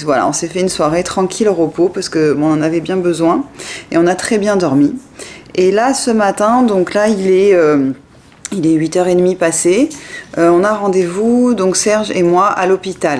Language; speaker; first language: French; native; French